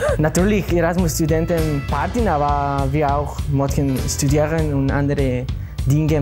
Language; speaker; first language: German; non-native, learner; Spanish